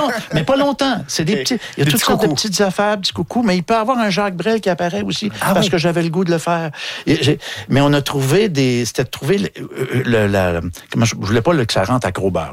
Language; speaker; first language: French; native; French